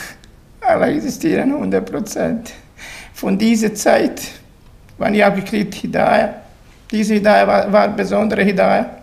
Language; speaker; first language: German; non-native, learner; Bosnian